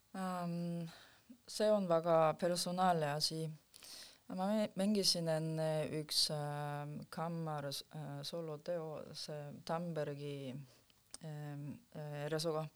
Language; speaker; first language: Estonian; non-native, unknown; Korean